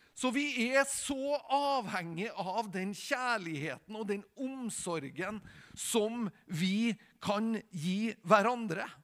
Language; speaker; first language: Norwegian; native; Norwegian